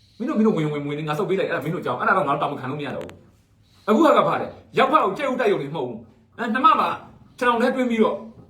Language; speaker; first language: Burmese; non-native, local second language; Shwe Palaung